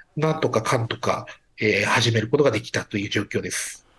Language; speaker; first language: Japanese; native; Japanese